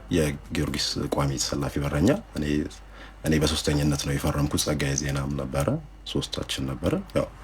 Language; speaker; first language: Amharic; native; Amharic